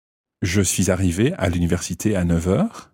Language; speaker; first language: French; non-native, fluent; English